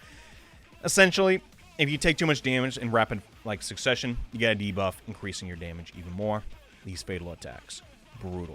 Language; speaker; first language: English; native; English